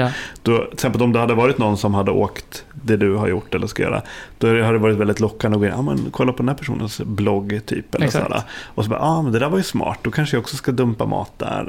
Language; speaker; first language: Swedish; native; Swedish